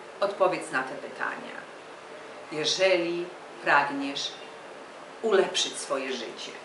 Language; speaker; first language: Polish; native; Polish